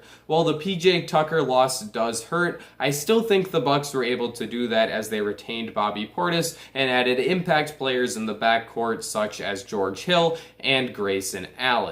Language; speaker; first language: English; native; English